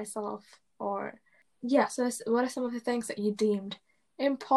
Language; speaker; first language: English; early bilingual, other home language; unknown